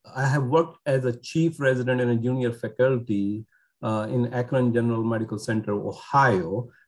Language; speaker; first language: English; non-native, local second language; Urdu